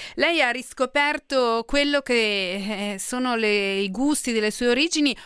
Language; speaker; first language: Italian; native; Italian